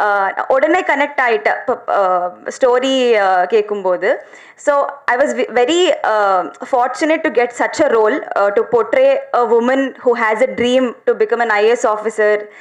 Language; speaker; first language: Tamil; non-native, learner; Telugu